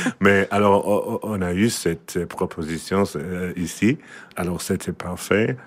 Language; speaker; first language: French; non-native, learner; English